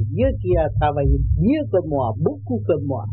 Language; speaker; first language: French; non-native, learner; Vietnamese